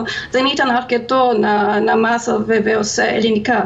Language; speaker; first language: Greek; non-native, fluent; German